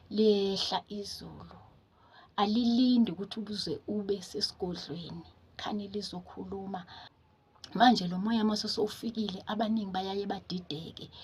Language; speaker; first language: Zulu; native; Zulu